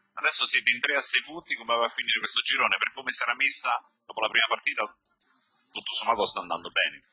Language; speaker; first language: Italian; native; Italian